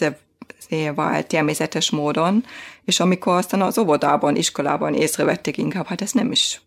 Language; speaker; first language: Hungarian; non-native, fluent; German